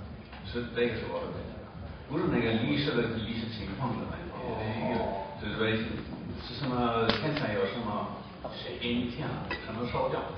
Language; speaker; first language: Chinese; non-native, learner; German